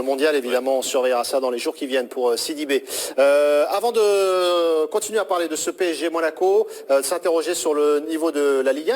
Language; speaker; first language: French; native; French